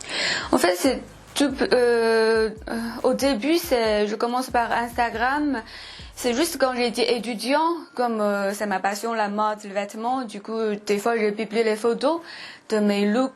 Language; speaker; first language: French; non-native, fluent; Chinese